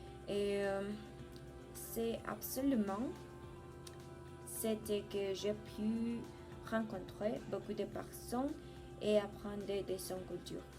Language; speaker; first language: French; non-native, learner; Spanish